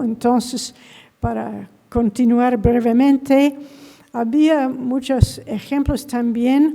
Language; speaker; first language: Spanish; non-native, fluent; English